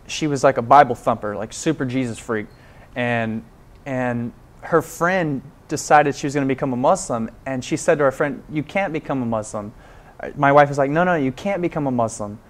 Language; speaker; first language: English; native; English